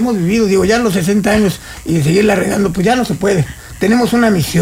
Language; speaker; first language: Spanish; native; Spanish